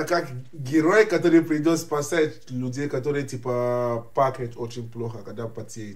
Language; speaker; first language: Russian; non-native, learner; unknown